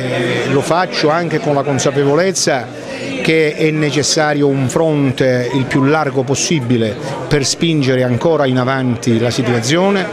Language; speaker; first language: Italian; native; Italian